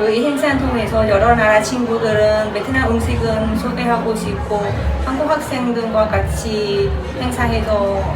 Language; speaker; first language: Korean; non-native, learner; Vietnamese